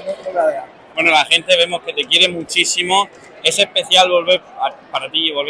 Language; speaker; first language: Spanish; native; Spanish